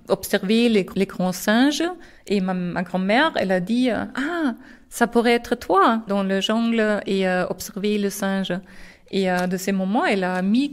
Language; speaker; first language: French; non-native, fluent; German